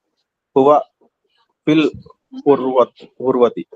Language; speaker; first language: Arabic; non-native, learner; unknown